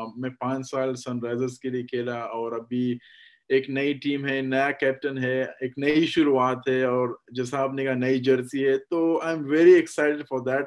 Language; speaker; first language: Hindi; non-native, fluent; Pashto